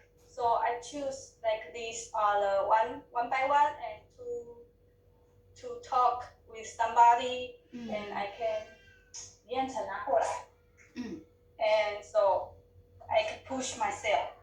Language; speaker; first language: English; non-native, learner; Chinese